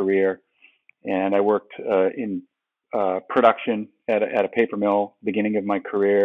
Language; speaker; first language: English; native; English